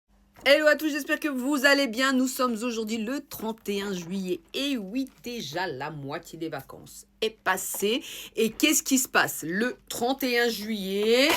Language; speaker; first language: French; native; French